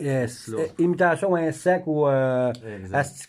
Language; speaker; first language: French; native; French